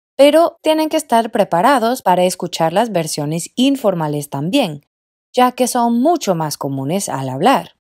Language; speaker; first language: Spanish; non-native, fluent; English